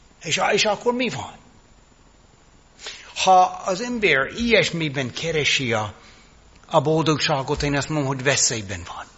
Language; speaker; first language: Hungarian; non-native, fluent; English